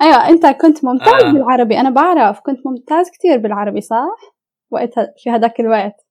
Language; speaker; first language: Arabic; native; Arabic